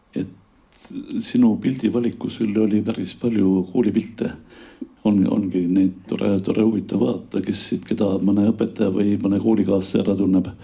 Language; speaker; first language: Estonian; native; Estonian